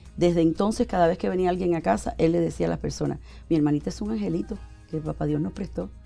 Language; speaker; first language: Spanish; native; Spanish